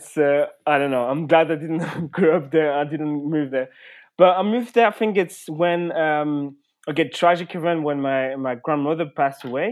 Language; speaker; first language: English; non-native, fluent; French